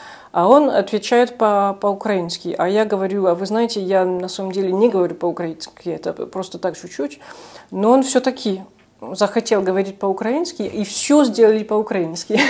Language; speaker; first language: Russian; non-native, fluent; French